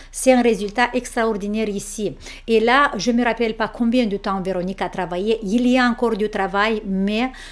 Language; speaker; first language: French; non-native, fluent; Romanian